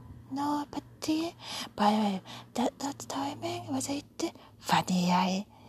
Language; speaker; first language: English; non-native, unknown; Japanese